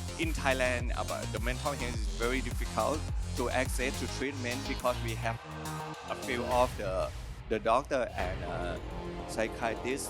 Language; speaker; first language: English; non-native, learner; Thai